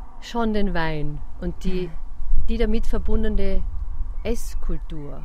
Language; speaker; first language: German; native; German